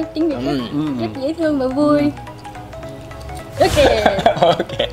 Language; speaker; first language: Vietnamese; non-native, learner; Japanese